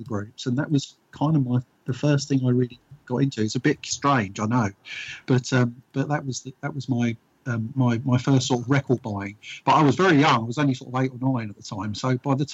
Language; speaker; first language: English; native; English